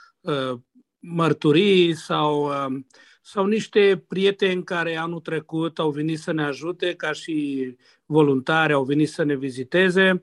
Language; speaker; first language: Romanian; non-native, local second language; Hungarian